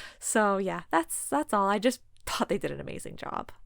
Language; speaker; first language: English; native; English